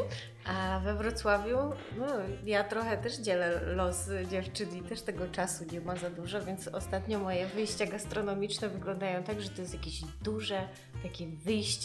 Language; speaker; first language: Polish; native; Polish